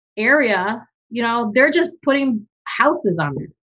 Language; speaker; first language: English; native; English